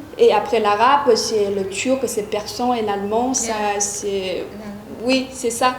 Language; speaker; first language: French; non-native, fluent; Chinese